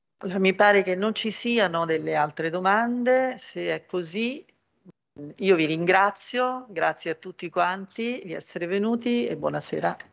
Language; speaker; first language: Italian; native; Italian